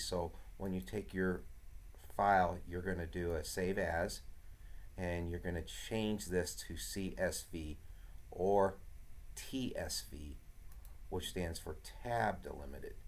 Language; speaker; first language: English; native; English